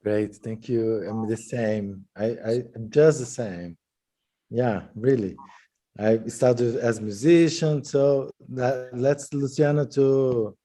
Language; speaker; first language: English; non-native, fluent; Portuguese